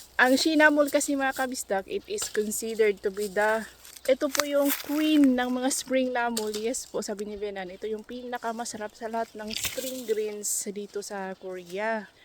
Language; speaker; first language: Filipino; non-native, local second language; Cebuano